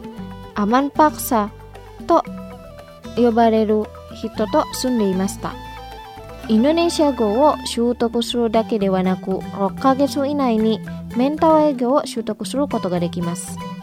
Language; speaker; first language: Japanese; non-native, fluent; Indonesian